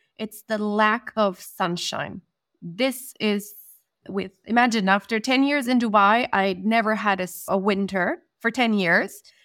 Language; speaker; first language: English; non-native, fluent; Spanish